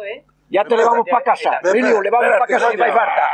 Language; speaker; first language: Spanish; non-native, local second language; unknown